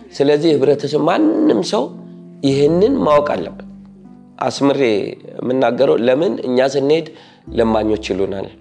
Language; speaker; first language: Amharic; native; Amharic